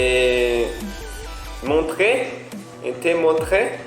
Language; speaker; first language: French; non-native, learner; Portuguese